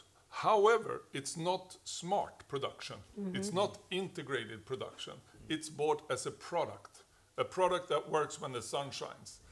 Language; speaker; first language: English; non-native, fluent; Swedish